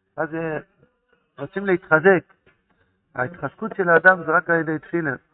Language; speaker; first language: Hebrew; non-native, fluent; Yiddish